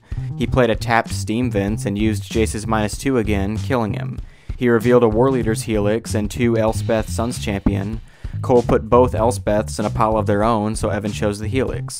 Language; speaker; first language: English; native; English